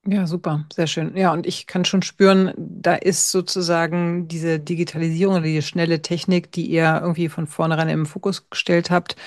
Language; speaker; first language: German; native; German